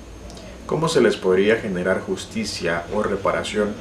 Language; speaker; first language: Spanish; native; Spanish